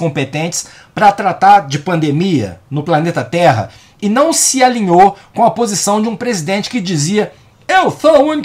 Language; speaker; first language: Portuguese; native; Portuguese